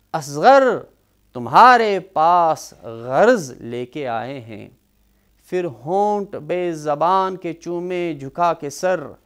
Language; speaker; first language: Urdu; non-native, local second language; Kashmiri